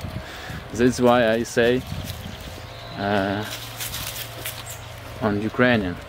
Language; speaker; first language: English; non-native, learner; Russian